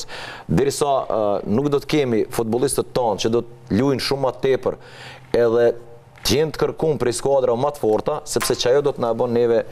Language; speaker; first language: Albanian; native; Albanian